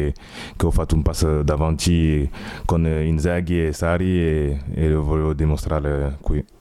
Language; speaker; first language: Italian; non-native, learner; French